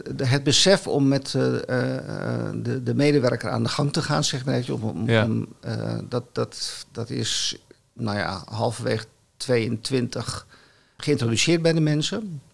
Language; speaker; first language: Dutch; native; Dutch